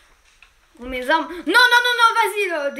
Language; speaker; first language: French; native; French